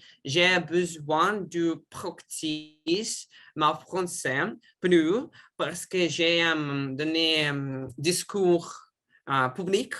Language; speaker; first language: French; non-native, learner; Russian